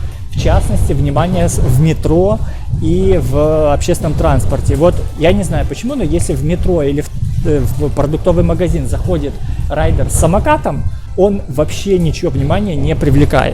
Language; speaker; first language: Russian; native; Russian